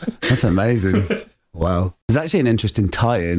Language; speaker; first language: English; native; English